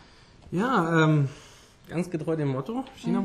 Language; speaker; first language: German; native; German